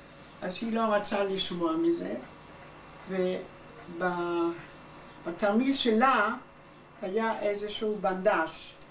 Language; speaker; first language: Hebrew; non-native, fluent; German